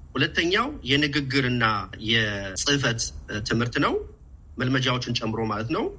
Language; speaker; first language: Amharic; native; Amharic